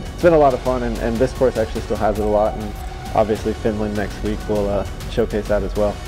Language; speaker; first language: English; native; English